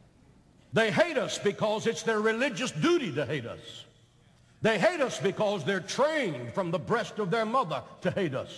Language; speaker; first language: English; native; English